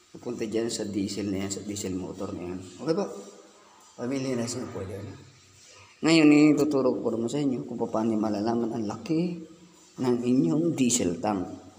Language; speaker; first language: Filipino; non-native, local second language; Cebuano